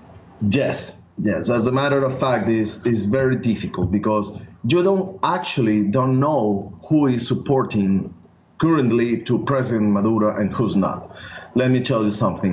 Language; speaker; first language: English; non-native, learner; Spanish